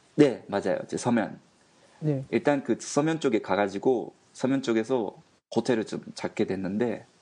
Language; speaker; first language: Korean; non-native, fluent; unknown